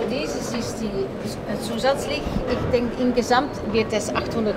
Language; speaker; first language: German; non-native, fluent; Dutch